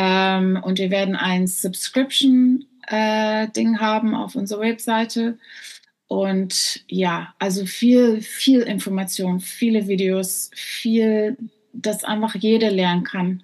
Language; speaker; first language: German; non-native, fluent; English